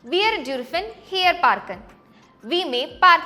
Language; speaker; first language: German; non-native, fluent; Malayalam